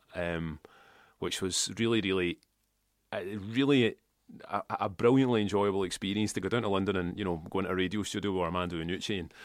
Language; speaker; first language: English; native; English